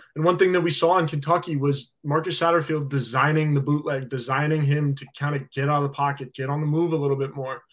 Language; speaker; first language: English; native; English